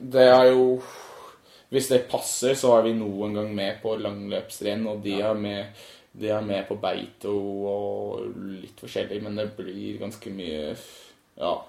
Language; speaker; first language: Norwegian; non-native, fluent; English